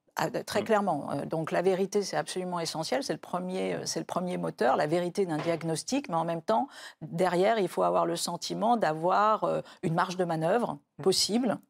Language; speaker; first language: French; native; French